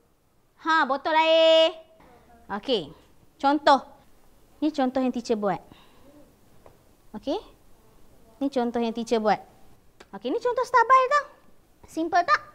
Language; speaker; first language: Malay; native; Malay